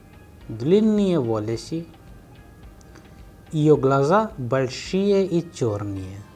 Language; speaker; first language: Russian; non-native, fluent; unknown